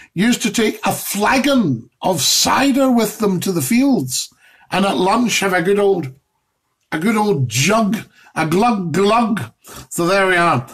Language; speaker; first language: English; native; English